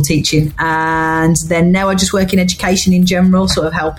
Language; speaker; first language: English; native; English